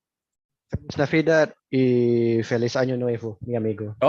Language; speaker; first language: Spanish; non-native, learner; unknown